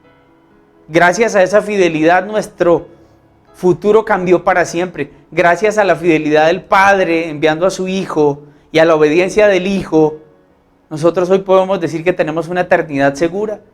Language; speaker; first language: Spanish; native; Spanish